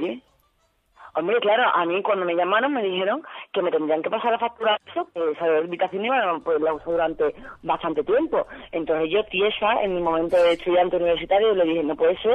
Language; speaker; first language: Spanish; native; Spanish